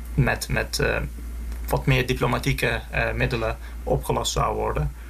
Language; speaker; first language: Dutch; early bilingual, other home language; Azerbaijani